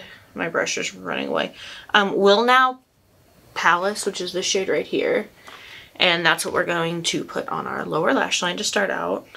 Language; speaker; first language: English; native; English